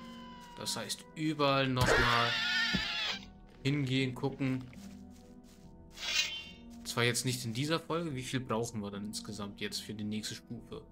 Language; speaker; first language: German; native; German